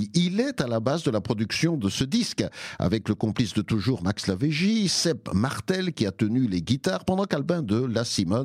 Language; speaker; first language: French; native; French